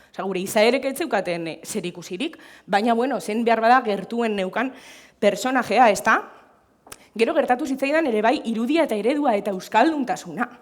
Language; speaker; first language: Basque; non-native, local second language; Spanish